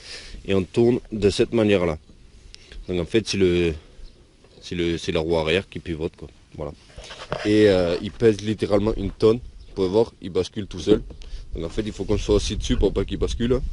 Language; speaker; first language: French; native; French